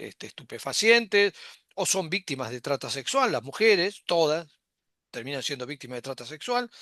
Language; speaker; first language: Spanish; native; Spanish